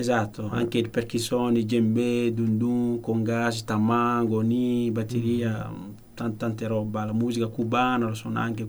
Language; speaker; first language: Italian; non-native, learner; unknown